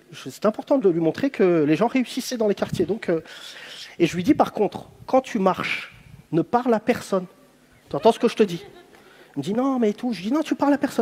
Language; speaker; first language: French; native; French